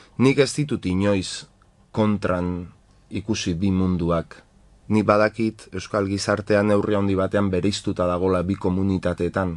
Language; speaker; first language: Basque; non-native, local second language; Spanish